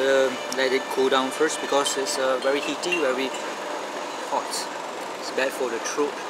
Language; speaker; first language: English; non-native, local second language; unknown